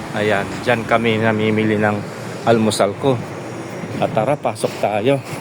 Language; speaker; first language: Filipino; non-native, local second language; Pampanga